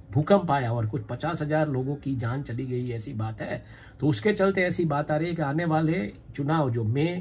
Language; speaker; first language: Hindi; non-native, local second language; Gujarati